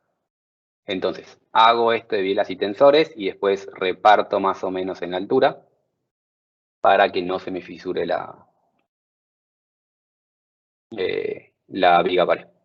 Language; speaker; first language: Spanish; native; Spanish